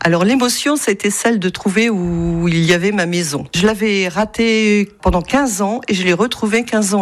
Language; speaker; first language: French; native; French